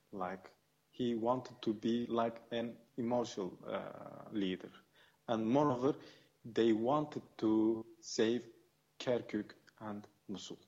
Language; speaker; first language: English; non-native, fluent; Kurdish